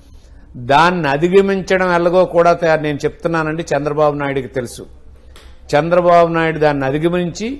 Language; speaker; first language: Telugu; native; Telugu